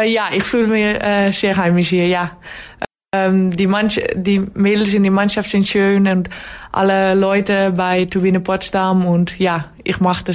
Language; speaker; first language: German; non-native, learner; Dutch